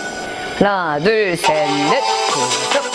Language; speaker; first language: Korean; native; Korean